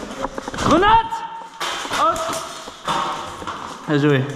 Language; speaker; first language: French; native; French